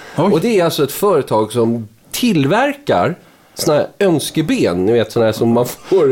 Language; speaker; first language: Swedish; native; Swedish